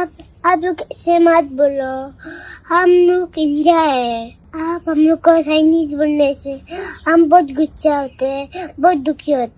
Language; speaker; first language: Hindi; non-native, local second language; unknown